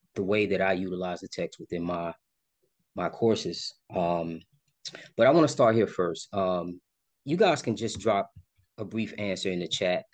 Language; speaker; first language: English; native; English